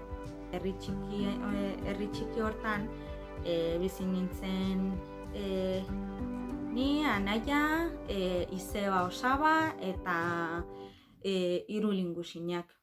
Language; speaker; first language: Basque; non-native, fluent; Arabic